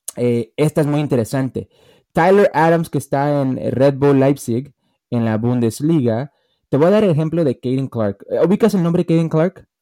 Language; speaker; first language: Spanish; early bilingual, heritage; Spanish